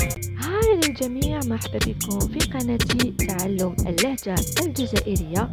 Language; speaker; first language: Arabic; native; Arabic